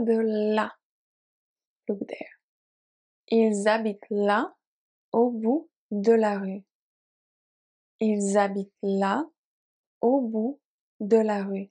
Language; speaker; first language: French; native; French